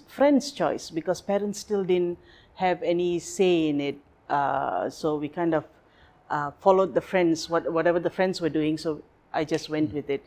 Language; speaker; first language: English; non-native, local second language; Tamil